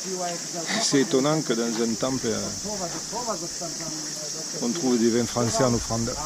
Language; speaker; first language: French; native; French